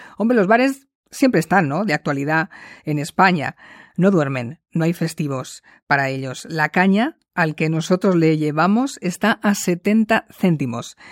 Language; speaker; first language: Spanish; native; Spanish